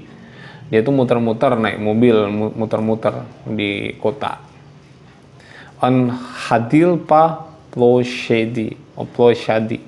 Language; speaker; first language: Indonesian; non-native, local second language; Javanese